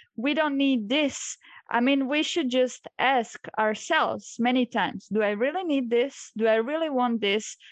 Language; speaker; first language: English; non-native, fluent; Croatian